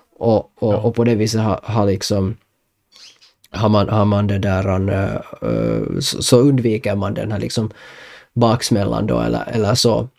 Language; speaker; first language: Swedish; native; Swedish